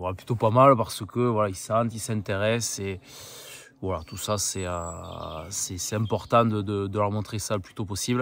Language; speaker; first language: French; native; French